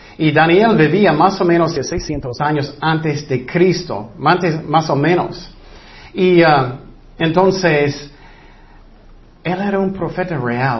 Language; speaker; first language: Spanish; non-native, fluent; English